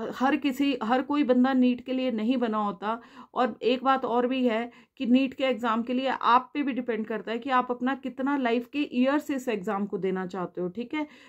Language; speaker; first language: Hindi; native; Hindi